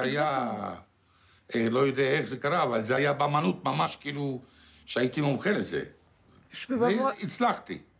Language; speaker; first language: Hebrew; non-native, fluent; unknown